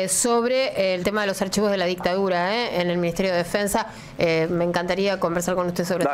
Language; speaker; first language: Spanish; native; Spanish